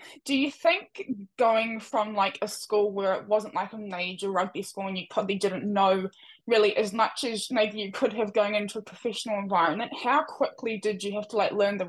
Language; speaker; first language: English; native; English